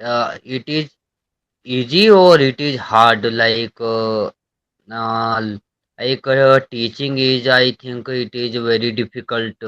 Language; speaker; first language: English; non-native, learner; Hindi